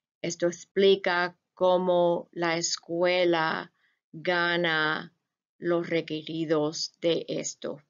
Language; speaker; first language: Spanish; non-native, fluent; English